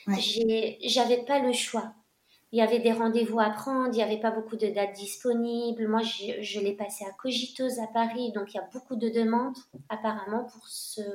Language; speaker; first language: French; non-native, local second language; Arabic